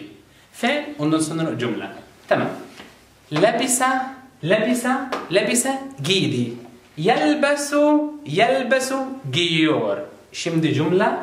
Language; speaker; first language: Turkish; non-native, learner; Arabic